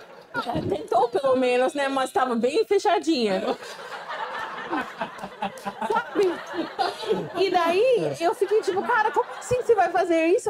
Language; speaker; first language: Portuguese; non-native, fluent; English